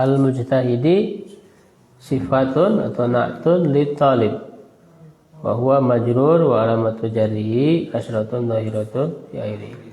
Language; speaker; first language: Arabic; non-native, fluent; Indonesian